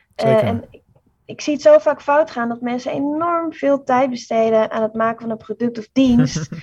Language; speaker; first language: Dutch; native; Dutch